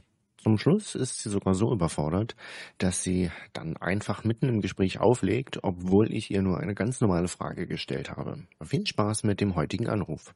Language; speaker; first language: German; native; German